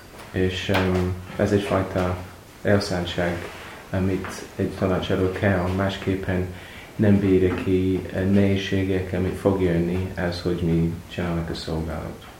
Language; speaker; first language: Hungarian; non-native, learner; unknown